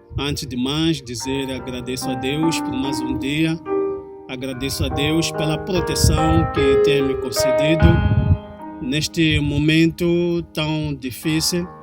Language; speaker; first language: Portuguese; non-native, local second language; Tsonga